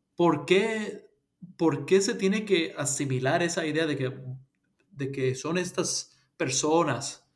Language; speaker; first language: Spanish; early bilingual, heritage; Spanish